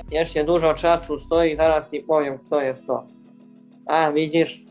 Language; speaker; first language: Polish; non-native, learner; Serbian